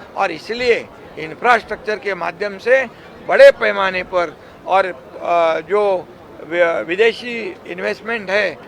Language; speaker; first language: Hindi; non-native, local second language; Marathi